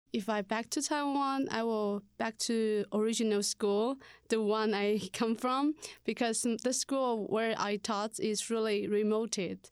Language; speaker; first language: English; non-native, learner; Chinese